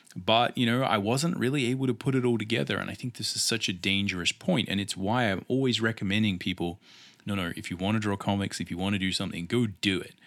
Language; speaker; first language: English; native; English